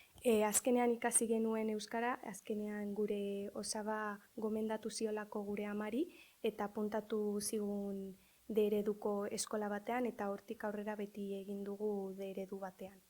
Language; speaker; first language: Basque; early bilingual, other home language; Arabic